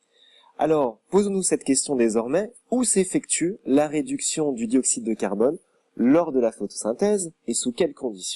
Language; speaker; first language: French; native; French